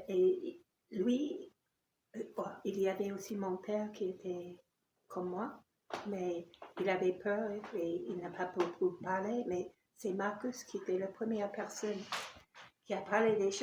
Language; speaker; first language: French; non-native, fluent; English